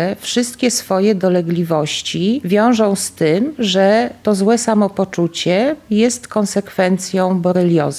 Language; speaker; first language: Polish; native; Polish